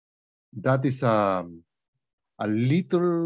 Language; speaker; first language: English; non-native, learner; Spanish